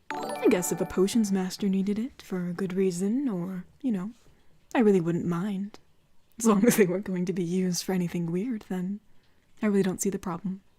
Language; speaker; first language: English; native; English